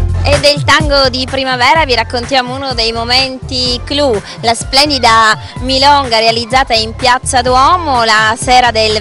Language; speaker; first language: Italian; native; Italian